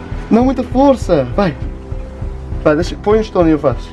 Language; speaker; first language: Portuguese; early bilingual, heritage; Portuguese